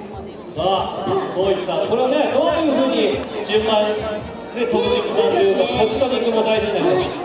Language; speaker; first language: Japanese; native; Japanese